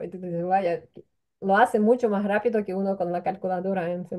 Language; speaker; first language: Spanish; non-native, fluent; Ukrainian